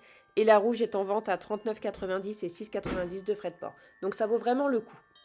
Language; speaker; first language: French; native; French